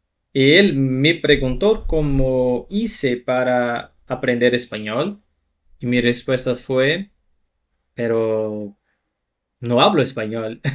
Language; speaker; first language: Spanish; non-native, fluent; Portuguese